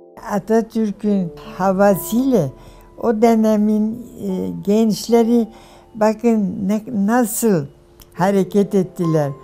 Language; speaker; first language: Turkish; non-native, fluent; German